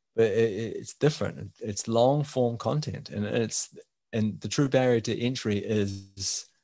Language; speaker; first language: English; native; English